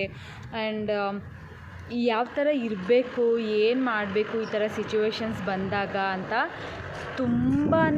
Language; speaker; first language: Kannada; native; Kannada